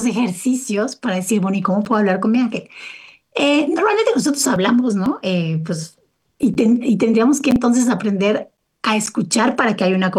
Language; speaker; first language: Spanish; native; Spanish